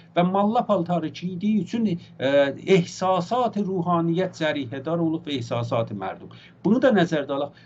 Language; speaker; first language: Azerbaijani; native; Azerbaijani